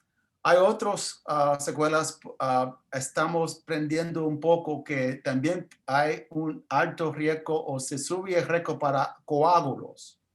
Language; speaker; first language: Spanish; early bilingual, heritage; English